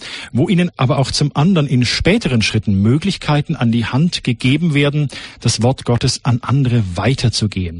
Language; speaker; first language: German; native; German